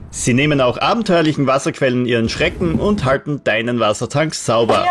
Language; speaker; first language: German; native; German